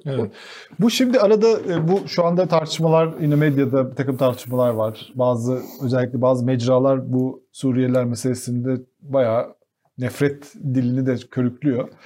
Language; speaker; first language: Turkish; native; Turkish